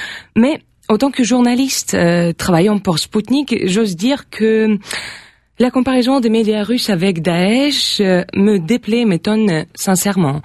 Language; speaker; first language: French; non-native, fluent; Russian